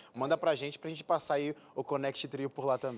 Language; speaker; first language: Portuguese; native; Portuguese